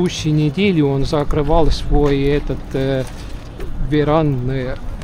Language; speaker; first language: Russian; non-native, local second language; Estonian